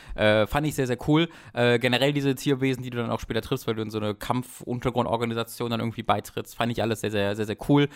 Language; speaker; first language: German; native; German